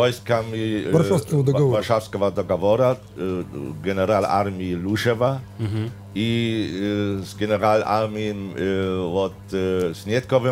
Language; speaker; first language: Russian; non-native, fluent; German